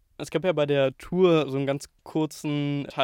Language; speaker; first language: German; native; German